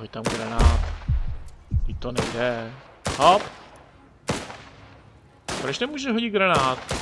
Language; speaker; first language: Czech; native; Czech